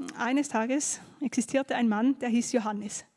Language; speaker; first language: German; native; German